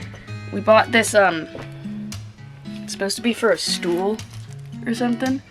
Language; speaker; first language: English; native; English